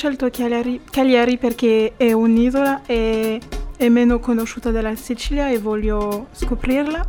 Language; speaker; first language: Italian; non-native, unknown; French